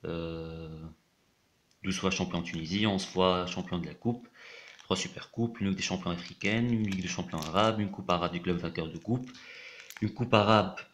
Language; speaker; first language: French; non-native, local second language; Arabic